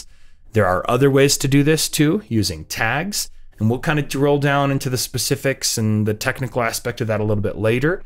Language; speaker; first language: English; native; English